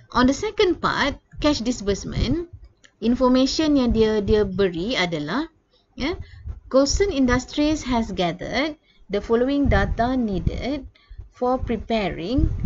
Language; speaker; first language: English; non-native, local second language; Malay